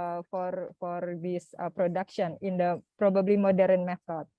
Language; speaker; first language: English; non-native, fluent; Indonesian